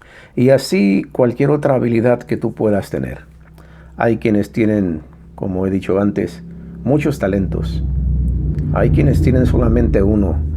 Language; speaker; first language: Spanish; native; Spanish